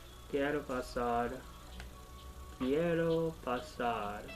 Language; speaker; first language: Spanish; non-native, learner; English